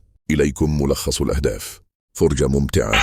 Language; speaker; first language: Arabic; native; Arabic